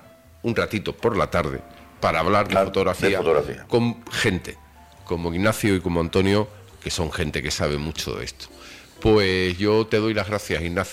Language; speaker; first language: Spanish; native; Spanish